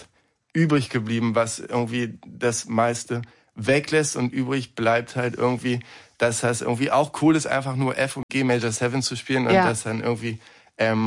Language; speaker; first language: German; native; German